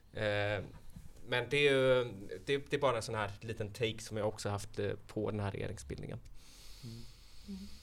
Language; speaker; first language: Swedish; native; Swedish